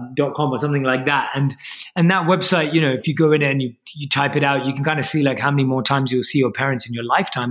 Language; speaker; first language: English; native; English